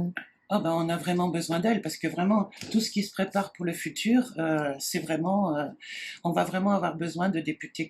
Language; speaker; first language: French; native; French